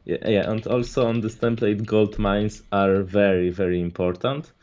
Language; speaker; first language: English; non-native, fluent; Polish